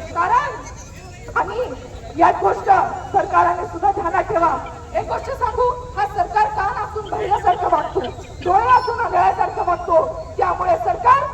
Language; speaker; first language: Marathi; non-native, local second language; Lambadi